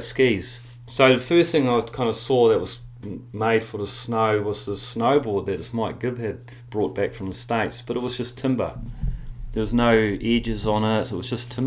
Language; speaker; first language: English; native; English